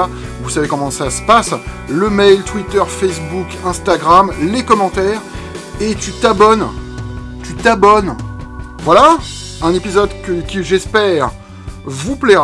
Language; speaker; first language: French; native; French